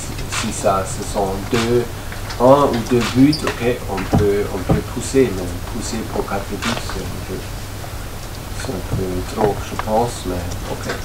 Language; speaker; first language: French; non-native, fluent; German